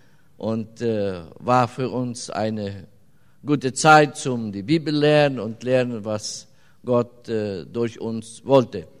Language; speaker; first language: German; early bilingual, heritage; German